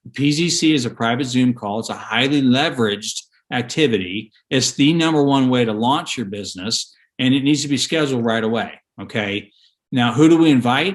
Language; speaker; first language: English; native; English